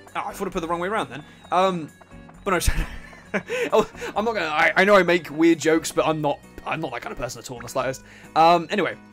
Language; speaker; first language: English; native; English